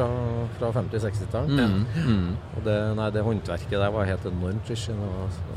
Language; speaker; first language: Norwegian; non-native, fluent; Polish